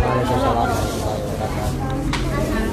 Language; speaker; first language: Indonesian; native; Indonesian